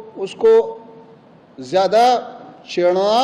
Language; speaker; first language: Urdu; non-native, fluent; Pashto